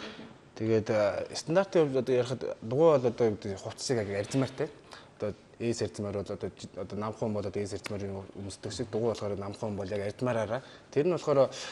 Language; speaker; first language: Mongolian; native; Mongolian